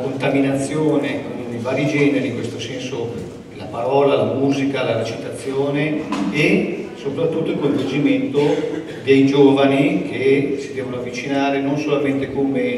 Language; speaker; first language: Italian; native; Italian